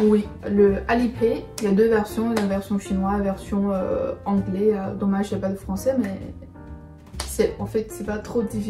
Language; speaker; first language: French; non-native, fluent; Chinese